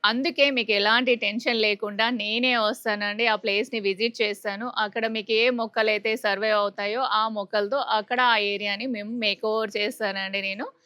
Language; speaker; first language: Telugu; non-native, local second language; Urdu